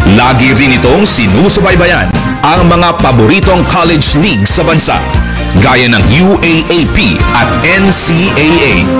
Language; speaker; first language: Filipino; native; Filipino